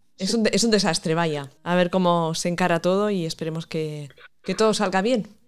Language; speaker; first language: Spanish; native; Spanish